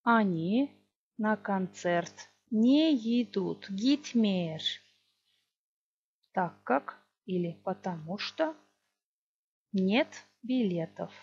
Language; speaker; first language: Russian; non-native, local second language; Gagauz